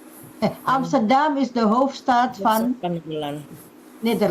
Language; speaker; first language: Dutch; non-native, fluent; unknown